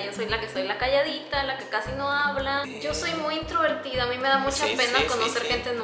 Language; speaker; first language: Spanish; native; Spanish